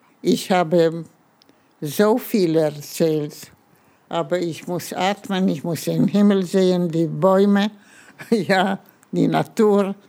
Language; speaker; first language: German; non-native, fluent; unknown